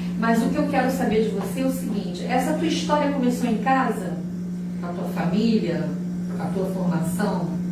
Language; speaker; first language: Portuguese; native; Portuguese